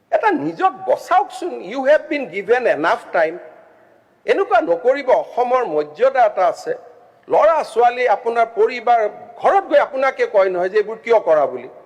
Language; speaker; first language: Assamese; native; Assamese